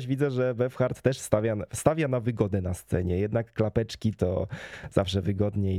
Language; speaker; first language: Polish; native; Polish